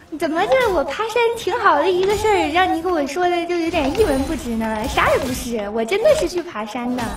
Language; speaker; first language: Chinese; native; Chinese